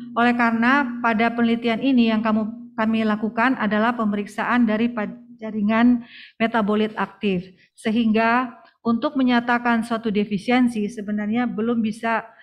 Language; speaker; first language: Indonesian; native; Indonesian